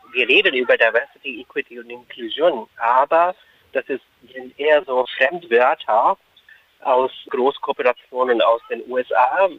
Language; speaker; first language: German; non-native, fluent; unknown